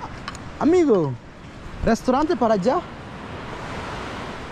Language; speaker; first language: Spanish; non-native, learner; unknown